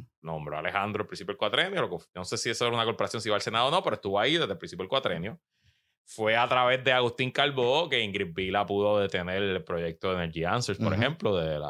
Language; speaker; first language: Spanish; native; Spanish